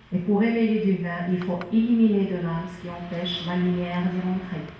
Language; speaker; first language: French; non-native, local second language; Arabic